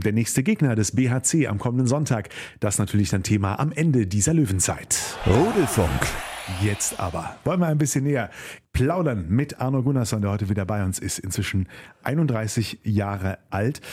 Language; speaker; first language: German; native; German